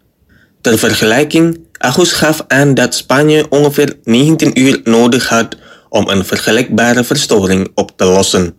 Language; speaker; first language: Dutch; non-native, fluent; Indonesian